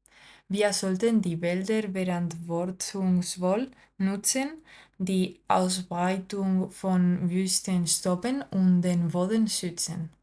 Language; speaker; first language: German; non-native, learner; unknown